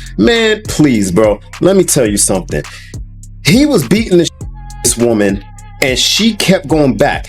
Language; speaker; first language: English; native; English